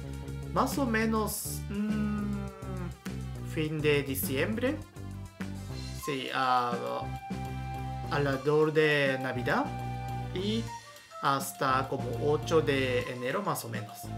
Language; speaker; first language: Spanish; non-native, fluent; Japanese